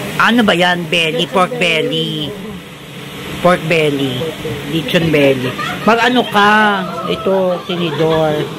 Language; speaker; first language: Filipino; native; Filipino